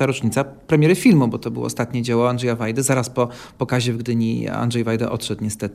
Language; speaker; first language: Polish; native; Polish